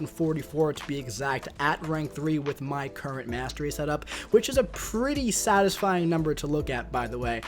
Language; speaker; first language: English; native; English